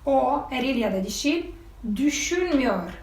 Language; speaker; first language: Turkish; non-native, fluent; Russian